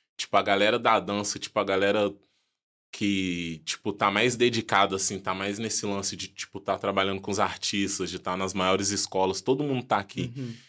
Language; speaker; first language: Portuguese; early bilingual, other home language; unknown